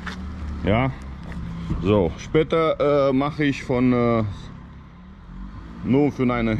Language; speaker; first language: German; non-native, fluent; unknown